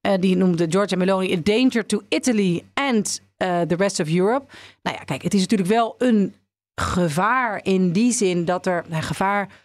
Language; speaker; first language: Dutch; native; Dutch